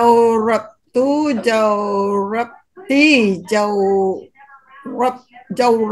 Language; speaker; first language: Arabic; non-native, learner; Malay